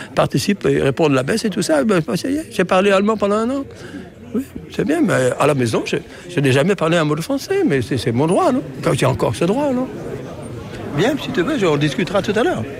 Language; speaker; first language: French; non-native, local second language; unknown